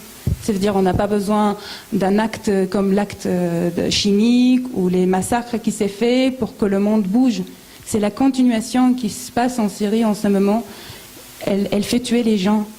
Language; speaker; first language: French; non-native, fluent; Arabic